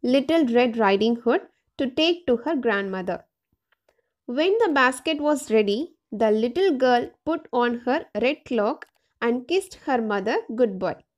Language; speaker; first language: English; non-native, local second language; Tamil